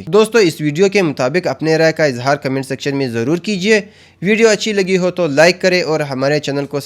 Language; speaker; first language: Hindi; native; Hindi